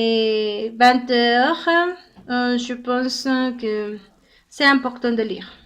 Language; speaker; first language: French; non-native, learner; Spanish